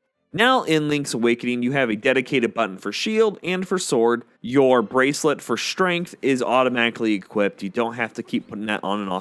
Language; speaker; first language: English; native; English